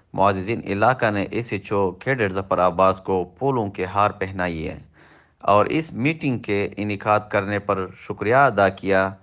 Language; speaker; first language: Urdu; non-native, local second language; Saraiki